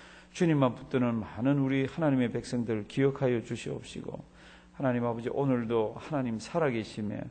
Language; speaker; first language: Korean; native; Korean